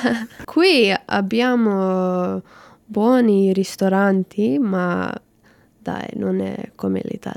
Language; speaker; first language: Italian; non-native, learner; English